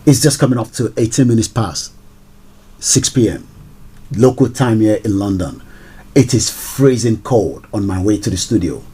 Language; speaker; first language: English; non-native, local second language; Yoruba